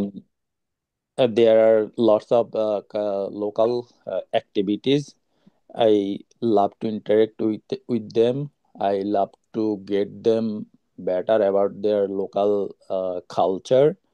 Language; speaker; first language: English; non-native, learner; Bangla